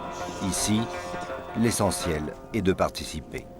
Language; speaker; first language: French; native; French